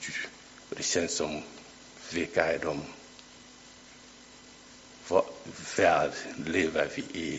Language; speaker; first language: Swedish; non-native, fluent; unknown